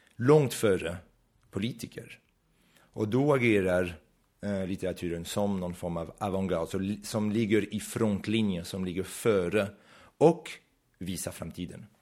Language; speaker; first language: Swedish; non-native, fluent; French